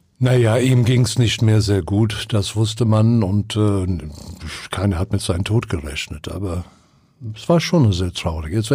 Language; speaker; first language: German; non-native, fluent; English